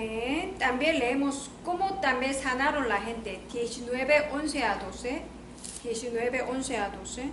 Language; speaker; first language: Spanish; non-native, learner; Korean